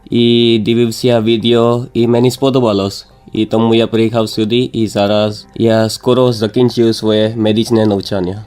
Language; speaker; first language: Ukrainian; non-native, learner; Gujarati